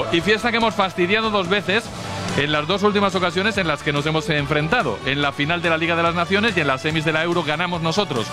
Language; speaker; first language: Spanish; native; Spanish